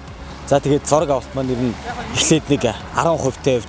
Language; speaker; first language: Mongolian; native; Mongolian